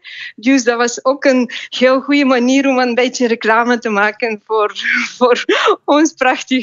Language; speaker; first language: Dutch; non-native, fluent; Bulgarian